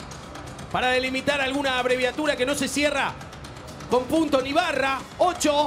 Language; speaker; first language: Spanish; native; Spanish